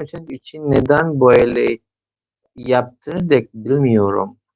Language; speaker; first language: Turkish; non-native, learner; Filipino